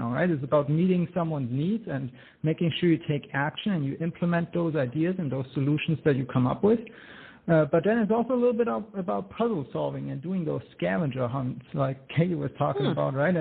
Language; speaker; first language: English; non-native, fluent; German